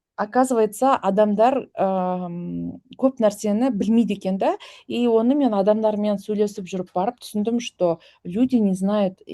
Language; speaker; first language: Russian; non-native, local second language; Kazakh